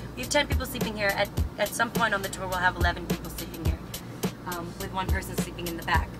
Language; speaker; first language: English; native; English